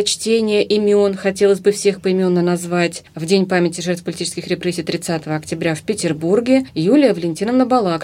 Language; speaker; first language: Russian; native; Russian